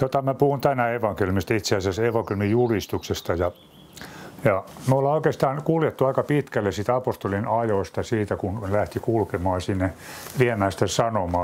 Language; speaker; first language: Finnish; native; Finnish